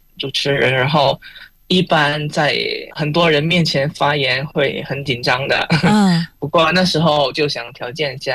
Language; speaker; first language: Chinese; non-native, fluent; Indonesian